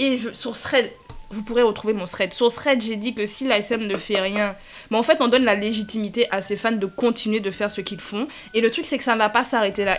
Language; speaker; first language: French; native; French